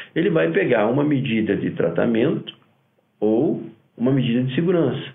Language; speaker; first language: Portuguese; native; Portuguese